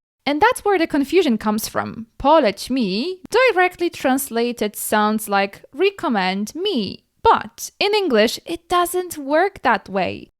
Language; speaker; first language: English; non-native, fluent; Polish